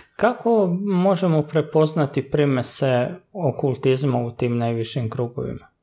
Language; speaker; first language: Serbian; native; Serbian